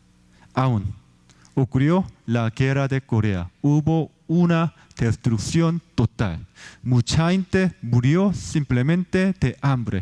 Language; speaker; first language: Spanish; non-native, fluent; Korean